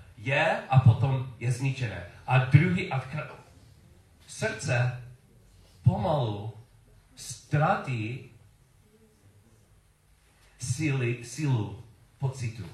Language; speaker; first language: Czech; non-native, learner; English